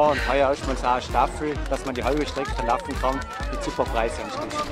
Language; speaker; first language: German; native; German